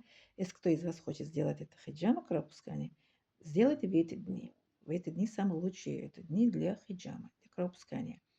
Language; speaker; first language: Russian; non-native, learner; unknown